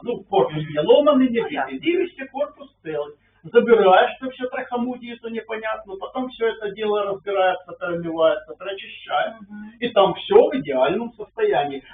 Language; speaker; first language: Russian; non-native, local second language; Ukrainian